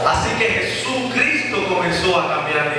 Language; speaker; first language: Spanish; native; Spanish